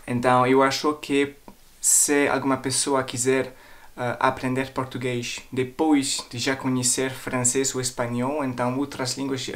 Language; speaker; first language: Portuguese; non-native, fluent; French